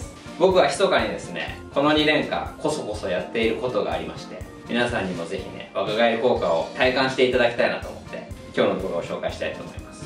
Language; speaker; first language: Japanese; native; Japanese